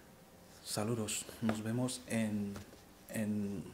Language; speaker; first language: Spanish; non-native, fluent; French